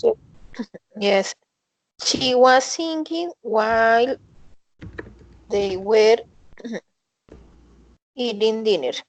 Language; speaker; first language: English; non-native, learner; Spanish